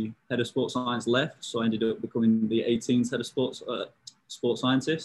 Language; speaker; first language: English; native; English